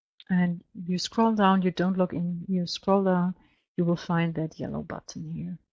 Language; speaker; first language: English; non-native, fluent; German